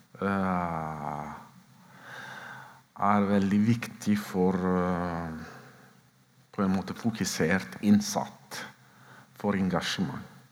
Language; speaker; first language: Norwegian; non-native, fluent; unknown